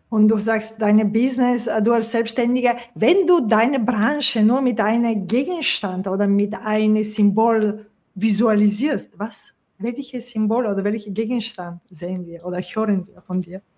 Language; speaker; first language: German; non-native, fluent; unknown